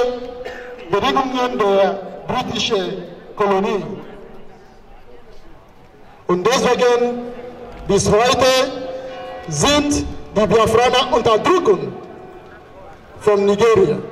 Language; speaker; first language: German; non-native, fluent; Igbo